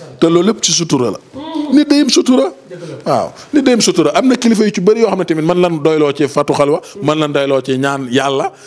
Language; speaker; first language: Wolof; native; Wolof